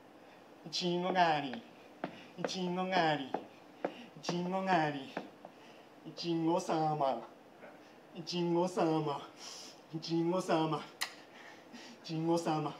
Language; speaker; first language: Japanese; native; Japanese